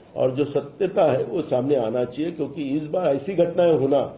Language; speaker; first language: Hindi; non-native, local second language; Marathi